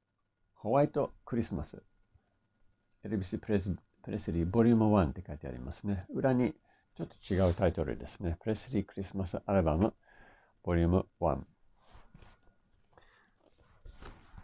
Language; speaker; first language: Japanese; non-native, fluent; English